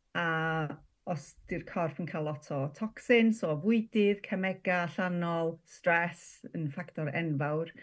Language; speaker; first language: Welsh; native; Welsh